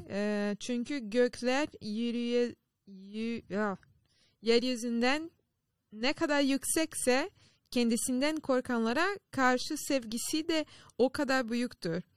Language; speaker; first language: Turkish; non-native, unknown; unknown